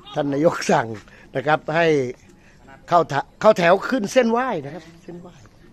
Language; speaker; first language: Thai; non-native, local second language; Northern Khmer